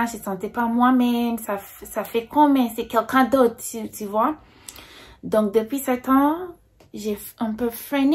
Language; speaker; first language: French; non-native, fluent; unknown